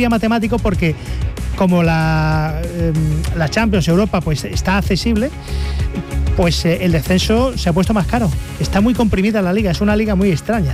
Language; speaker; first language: Spanish; native; Spanish